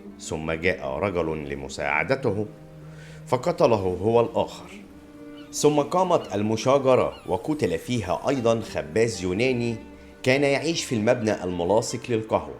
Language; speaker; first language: Arabic; native; Arabic